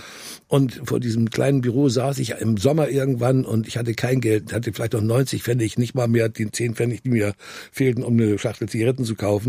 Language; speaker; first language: German; native; German